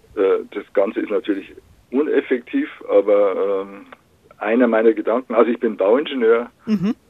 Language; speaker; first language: German; native; German